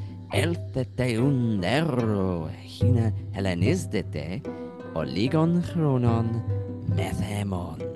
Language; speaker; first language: Greek; non-native, learner; English